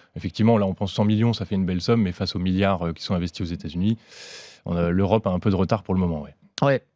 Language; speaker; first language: French; native; French